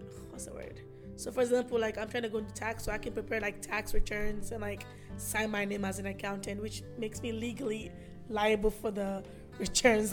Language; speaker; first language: English; early bilingual, other home language; Ewe